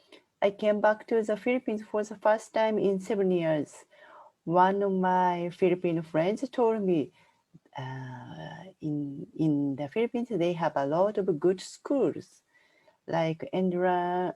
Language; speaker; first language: English; non-native, fluent; Japanese